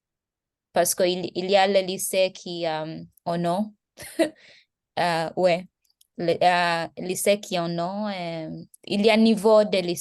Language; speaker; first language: French; non-native, learner; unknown